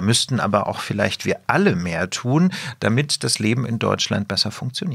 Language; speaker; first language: German; native; German